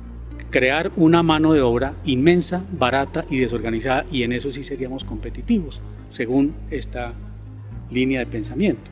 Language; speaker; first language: Spanish; native; Spanish